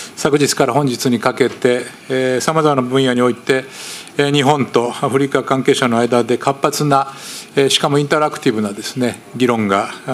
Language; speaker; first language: Japanese; native; Japanese